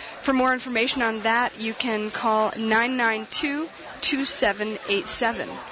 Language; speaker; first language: English; native; English